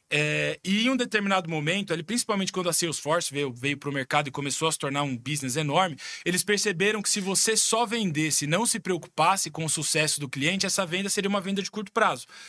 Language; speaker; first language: Portuguese; native; Portuguese